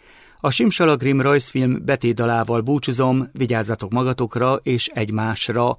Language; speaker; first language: Hungarian; native; Hungarian